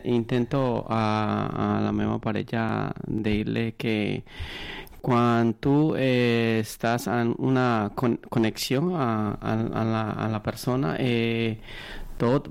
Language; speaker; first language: Catalan; non-native, learner; Spanish